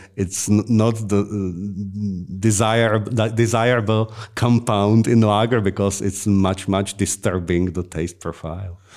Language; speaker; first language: English; non-native, fluent; Czech